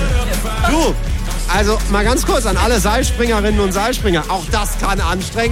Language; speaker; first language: German; native; German